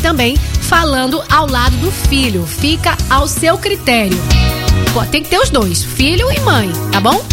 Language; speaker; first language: Portuguese; native; Portuguese